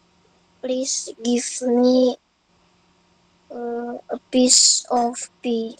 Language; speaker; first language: English; non-native, learner; Indonesian